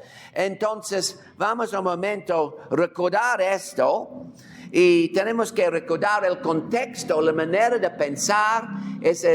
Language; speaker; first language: Spanish; non-native, fluent; English